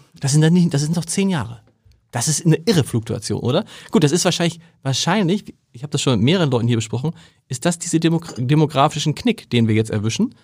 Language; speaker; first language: German; native; German